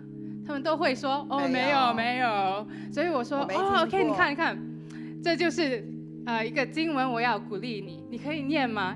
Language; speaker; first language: Chinese; non-native, learner; English